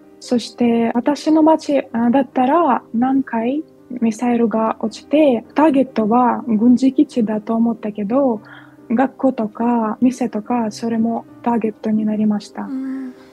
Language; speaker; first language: Japanese; non-native, fluent; Ukrainian